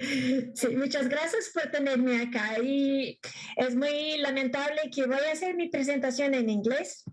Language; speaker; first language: Spanish; non-native, fluent; Portuguese